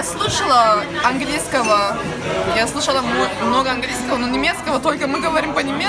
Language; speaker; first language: Russian; non-native, learner; Turkish